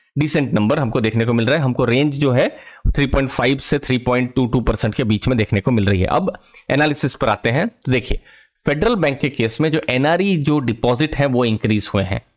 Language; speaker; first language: Hindi; native; Hindi